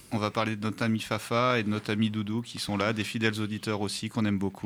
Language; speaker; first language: French; native; French